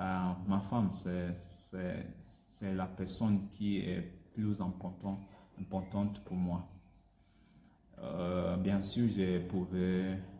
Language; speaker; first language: French; non-native, learner; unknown